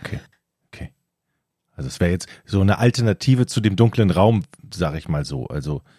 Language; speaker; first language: German; native; German